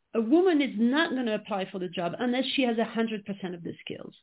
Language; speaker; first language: English; non-native, fluent; French